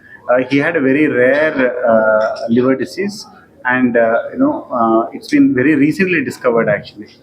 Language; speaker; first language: English; non-native, local second language; Telugu